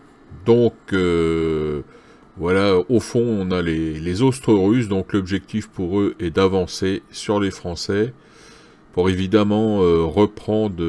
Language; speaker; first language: French; native; French